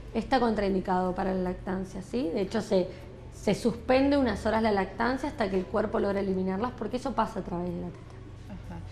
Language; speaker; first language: Spanish; native; Spanish